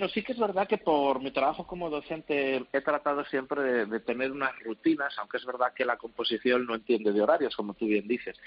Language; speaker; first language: Spanish; native; Spanish